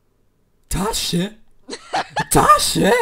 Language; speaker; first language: German; native; German